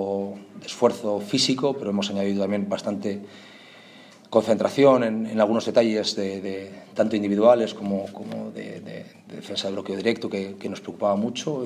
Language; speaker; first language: Spanish; native; Spanish